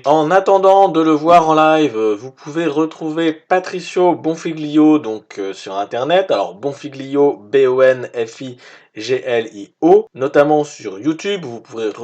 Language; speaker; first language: French; native; French